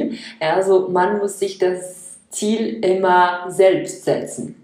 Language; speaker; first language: German; non-native, fluent; Czech